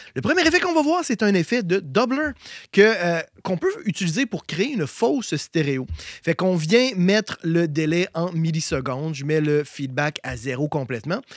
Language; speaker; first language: French; native; French